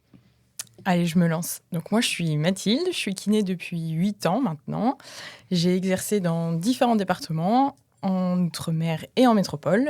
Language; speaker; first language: French; native; French